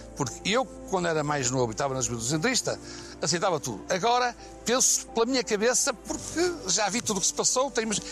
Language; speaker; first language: Portuguese; native; Portuguese